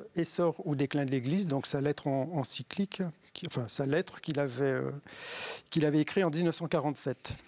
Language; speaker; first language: French; native; French